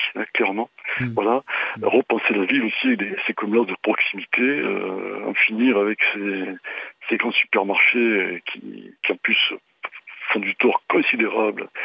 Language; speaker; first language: French; native; French